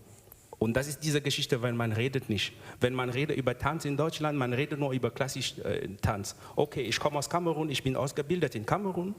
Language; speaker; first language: German; non-native, learner; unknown